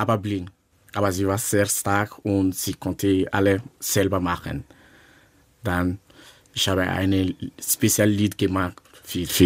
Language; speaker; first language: German; non-native, learner; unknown